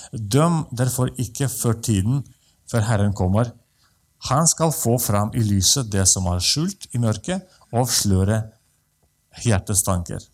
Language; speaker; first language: Norwegian; non-native, fluent; Russian